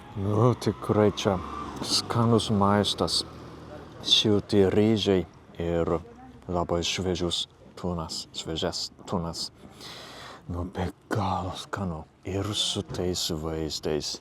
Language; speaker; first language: Lithuanian; non-native, fluent; Japanese